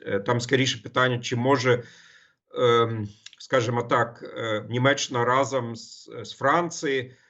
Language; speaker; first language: Ukrainian; non-native, fluent; German